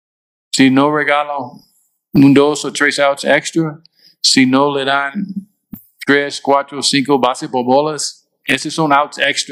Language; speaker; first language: Spanish; non-native, fluent; English